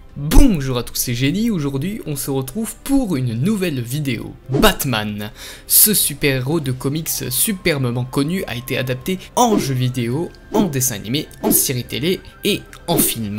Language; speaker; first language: French; native; French